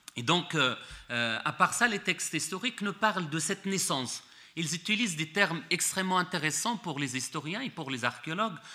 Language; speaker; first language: French; non-native, local second language; Arabic